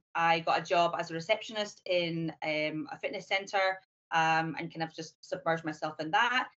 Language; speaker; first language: English; native; English